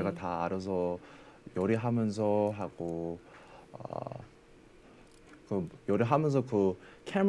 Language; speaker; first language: Korean; early bilingual, heritage; English